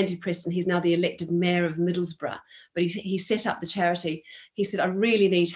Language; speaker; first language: English; native; English